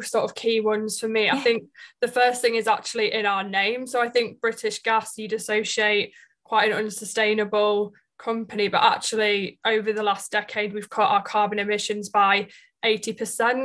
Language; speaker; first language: English; native; English